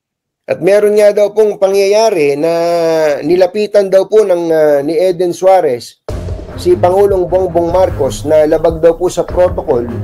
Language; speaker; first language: Filipino; native; Filipino